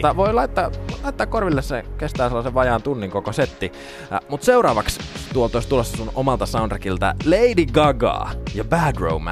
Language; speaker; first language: Finnish; native; Finnish